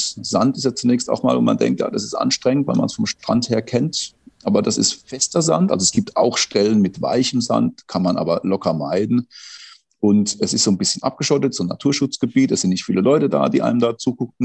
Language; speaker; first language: German; native; German